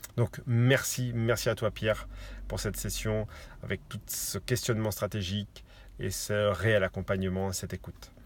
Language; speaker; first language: French; native; French